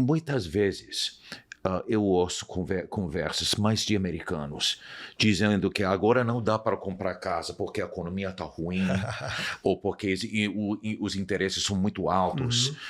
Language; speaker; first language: Portuguese; non-native, fluent; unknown